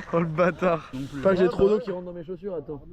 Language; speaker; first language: French; native; French